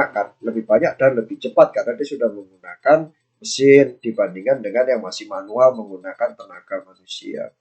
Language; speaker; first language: Indonesian; native; Indonesian